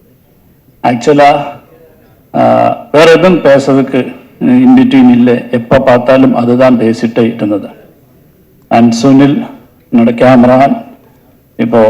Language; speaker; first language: Tamil; non-native, learner; Malayalam